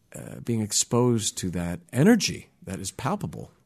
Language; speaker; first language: English; native; English